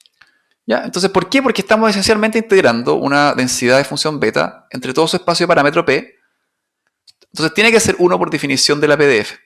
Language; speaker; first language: Spanish; native; Spanish